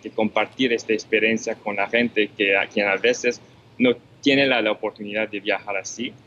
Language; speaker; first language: Spanish; non-native, fluent; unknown